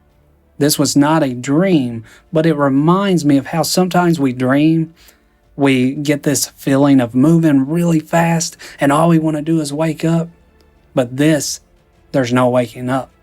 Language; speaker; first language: English; native; English